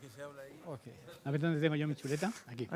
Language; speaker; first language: Spanish; native; Spanish